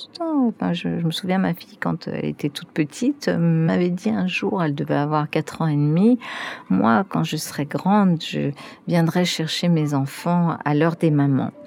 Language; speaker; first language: French; early bilingual, other home language; Spanish